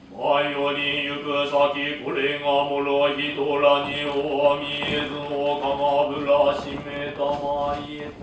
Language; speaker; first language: Japanese; native; Japanese